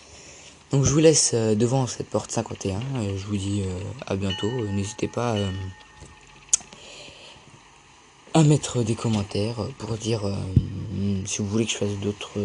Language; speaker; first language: French; native; French